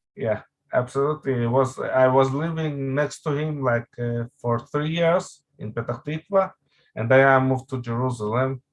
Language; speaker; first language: English; non-native, fluent; Russian